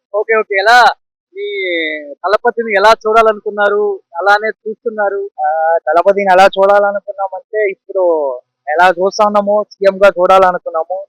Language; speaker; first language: Telugu; native; Telugu